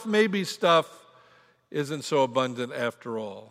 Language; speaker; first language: English; native; English